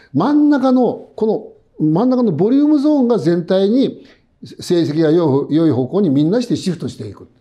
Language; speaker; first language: Japanese; native; Japanese